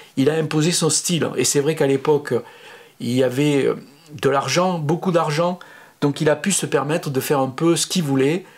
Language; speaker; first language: French; native; French